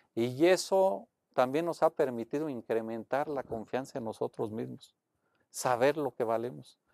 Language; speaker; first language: Spanish; native; Spanish